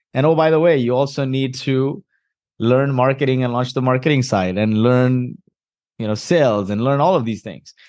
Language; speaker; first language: English; early bilingual, heritage; Arabic